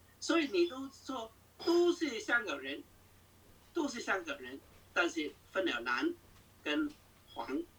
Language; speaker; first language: Chinese; non-native, local second language; Cantonese